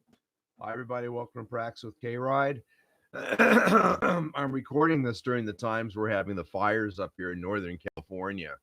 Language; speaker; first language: English; native; English